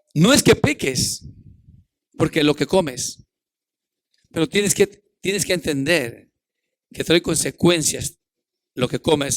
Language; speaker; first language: Spanish; native; Spanish